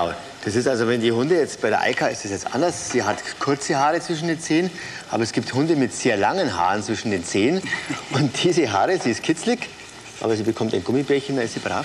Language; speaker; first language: German; native; German